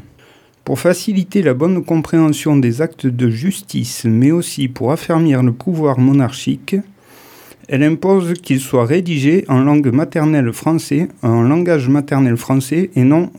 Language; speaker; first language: French; native; French